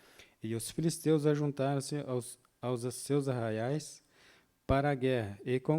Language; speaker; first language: Portuguese; native; Portuguese